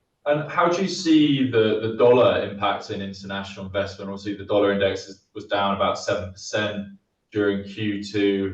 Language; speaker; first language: English; native; English